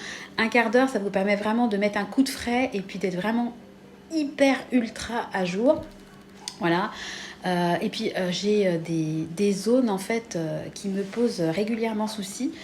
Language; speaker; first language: French; native; French